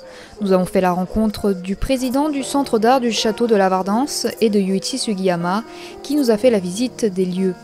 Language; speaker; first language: French; native; French